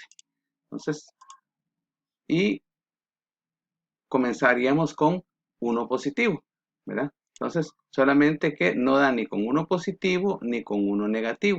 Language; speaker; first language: Spanish; native; Spanish